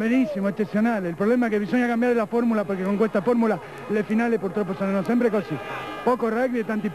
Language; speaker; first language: Italian; non-native, fluent; Spanish